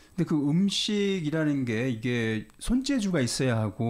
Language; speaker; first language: Korean; native; Korean